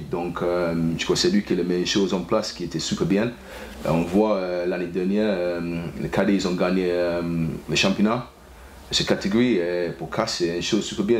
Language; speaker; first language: French; non-native, fluent; English